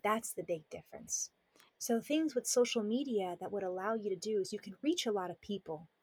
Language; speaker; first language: English; native; English